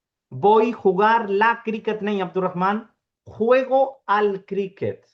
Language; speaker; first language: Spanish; non-native, fluent; Urdu